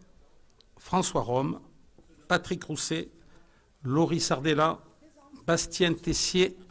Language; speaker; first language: French; native; French